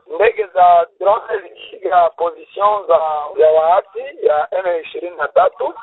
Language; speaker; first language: Swahili; native; Swahili